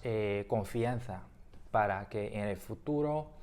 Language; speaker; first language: Spanish; non-native, fluent; Chinese